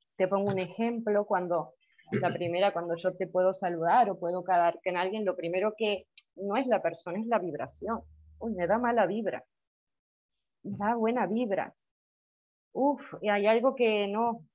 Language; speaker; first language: Spanish; native; Spanish